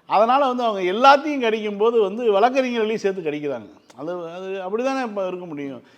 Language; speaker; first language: Tamil; native; Tamil